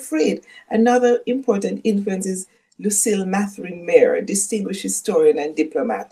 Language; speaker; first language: English; non-native, local second language; Jamaican Creole English